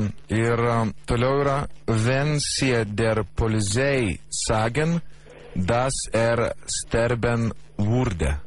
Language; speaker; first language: German; non-native, learner; Lithuanian